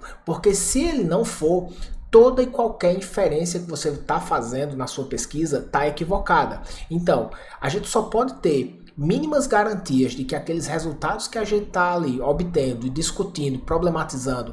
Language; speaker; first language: Portuguese; native; Portuguese